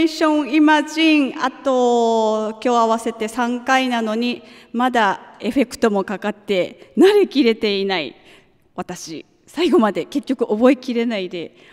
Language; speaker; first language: Japanese; native; Japanese